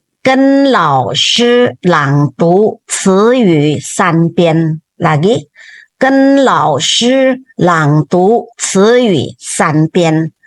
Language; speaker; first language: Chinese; non-native, fluent; Indonesian